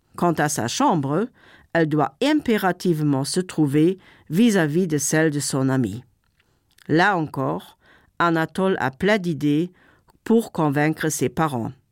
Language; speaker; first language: French; non-native, local second language; Luxembourgish